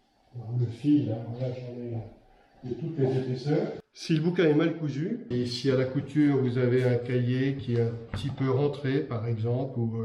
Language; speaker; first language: French; native; French